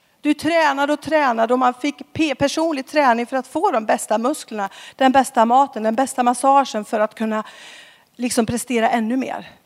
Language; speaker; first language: Swedish; native; Swedish